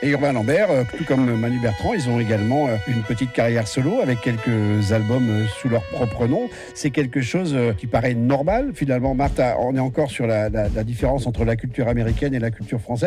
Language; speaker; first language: French; native; French